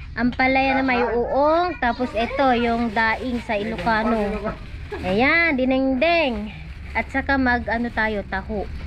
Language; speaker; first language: Filipino; non-native, local second language; Iloko